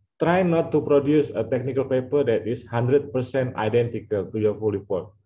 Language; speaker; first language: English; non-native, fluent; Indonesian